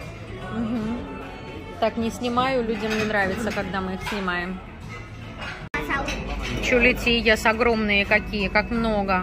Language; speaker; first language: Russian; native; Russian